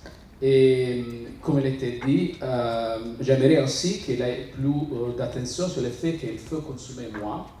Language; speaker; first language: French; non-native, learner; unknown